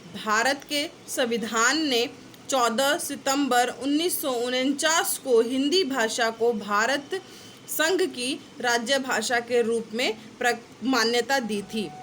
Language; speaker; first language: Hindi; native; Hindi